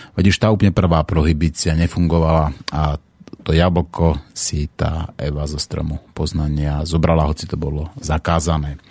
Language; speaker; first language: Slovak; native; Slovak